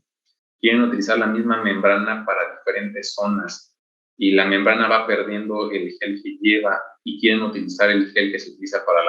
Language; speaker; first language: Spanish; native; Spanish